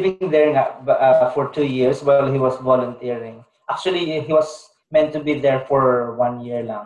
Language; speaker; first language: English; non-native, local second language; Bikol